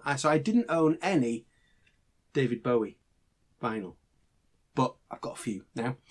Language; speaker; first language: English; native; English